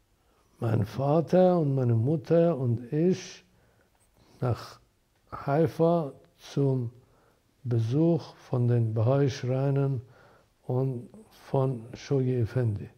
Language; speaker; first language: German; non-native, fluent; Persian